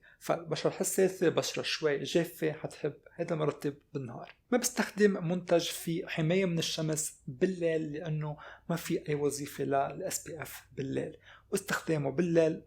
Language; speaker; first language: Arabic; native; Arabic